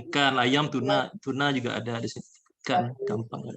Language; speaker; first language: Indonesian; native; Indonesian